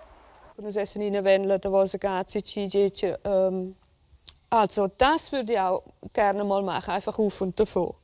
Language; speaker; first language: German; non-native, local second language; Romansh